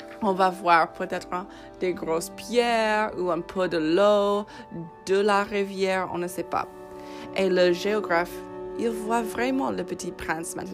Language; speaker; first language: French; non-native, fluent; English